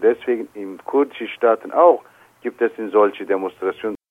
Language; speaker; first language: German; non-native, learner; Turkish